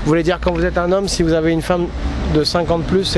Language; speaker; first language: French; native; French